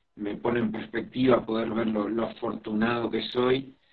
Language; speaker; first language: Spanish; native; Spanish